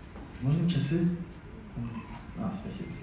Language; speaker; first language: Russian; non-native, learner; Mongolian